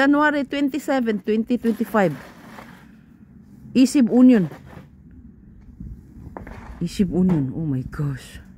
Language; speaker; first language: Korean; non-native, learner; Filipino